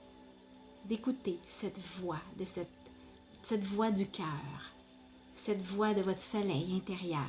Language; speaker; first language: French; native; French